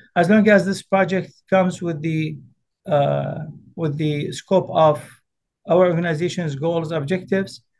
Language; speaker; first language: English; early bilingual, other home language; Arabic